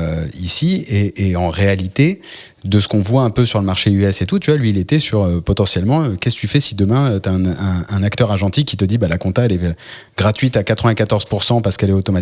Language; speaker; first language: French; native; French